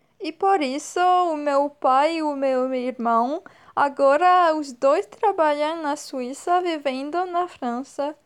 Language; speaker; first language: Portuguese; non-native, fluent; French